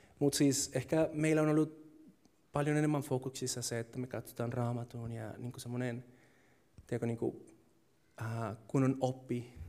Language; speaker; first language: Finnish; non-native, fluent; Spanish